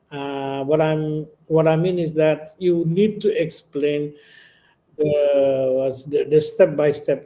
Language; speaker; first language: English; non-native, local second language; Indonesian